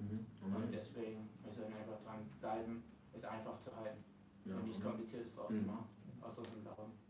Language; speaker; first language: German; native; German